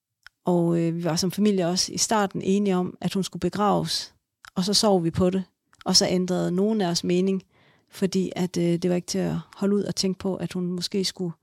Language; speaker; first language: Danish; native; Danish